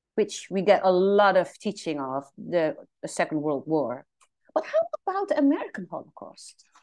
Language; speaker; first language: English; non-native, fluent; Dutch